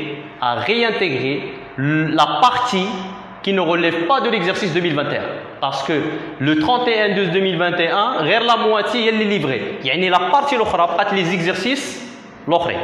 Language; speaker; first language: French; non-native, local second language; Arabic